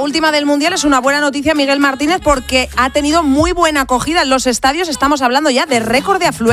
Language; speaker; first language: Spanish; native; Spanish